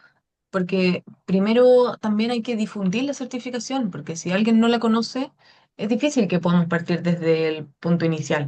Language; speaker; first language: Spanish; native; Spanish